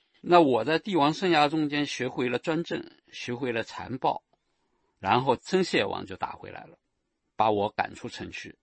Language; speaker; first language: Chinese; native; Chinese